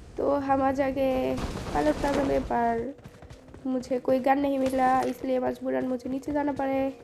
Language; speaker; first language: Hindi; non-native, fluent; Bangla